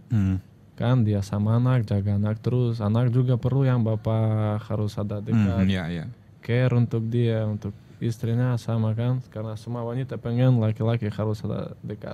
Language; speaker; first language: Indonesian; non-native, fluent; Russian